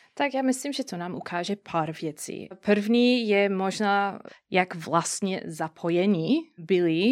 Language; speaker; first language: Czech; non-native, fluent; English